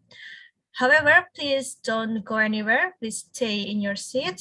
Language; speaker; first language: English; non-native, fluent; Indonesian